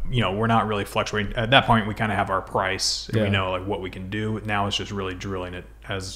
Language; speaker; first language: English; native; English